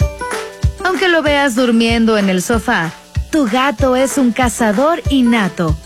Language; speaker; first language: Spanish; native; Spanish